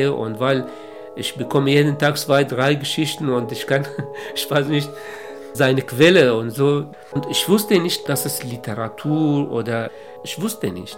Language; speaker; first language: German; non-native, local second language; Kurdish